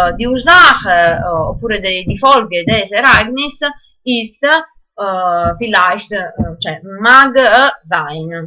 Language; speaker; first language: Italian; non-native, local second language; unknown